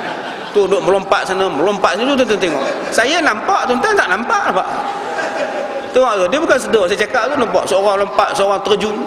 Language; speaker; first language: Malay; native; Malay